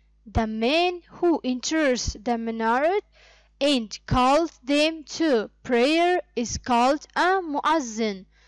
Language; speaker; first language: English; non-native, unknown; Persian